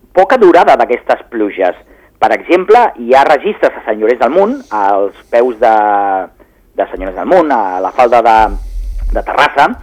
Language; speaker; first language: Catalan; native; Catalan